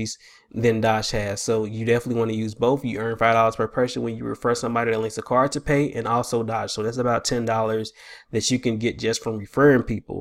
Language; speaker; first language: English; native; English